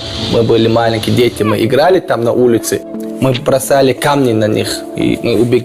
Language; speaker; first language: Russian; non-native, local second language; Chechen